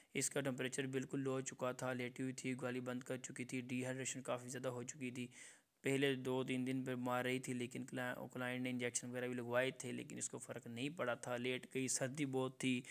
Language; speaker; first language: Urdu; non-native, local second language; Punjabi